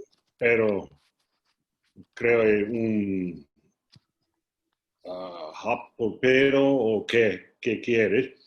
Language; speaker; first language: Spanish; non-native, learner; English